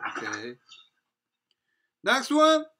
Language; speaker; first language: English; non-native, fluent; Korean